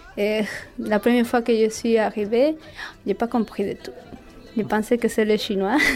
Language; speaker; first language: French; non-native, fluent; Spanish